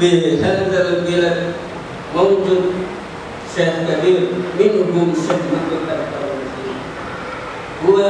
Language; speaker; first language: Arabic; non-native, learner; Indonesian